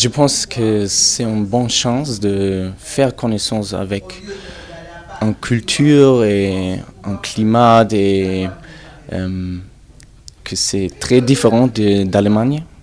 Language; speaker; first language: French; non-native, learner; German